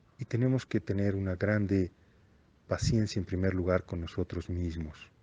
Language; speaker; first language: Spanish; non-native, fluent; Italian